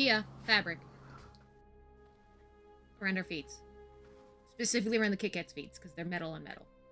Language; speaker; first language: English; native; English